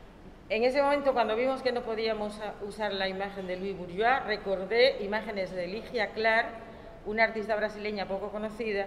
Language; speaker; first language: Spanish; native; Spanish